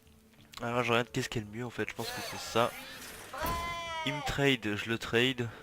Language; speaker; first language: French; native; French